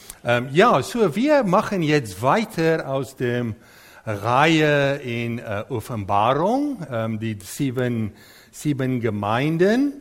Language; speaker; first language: German; non-native, fluent; Dutch